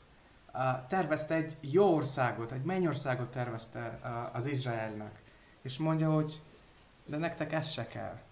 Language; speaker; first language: Hungarian; non-native, learner; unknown